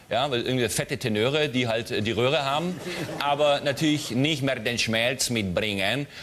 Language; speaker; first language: German; native; German